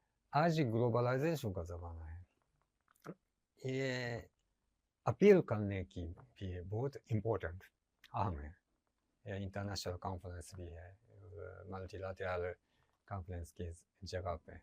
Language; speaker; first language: Hindi; non-native, learner; Japanese